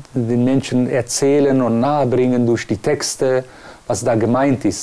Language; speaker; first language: German; non-native, fluent; Persian